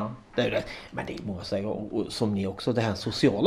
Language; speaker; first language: Swedish; native; Swedish